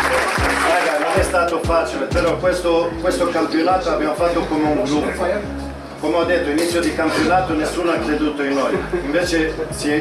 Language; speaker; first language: Italian; non-native, fluent; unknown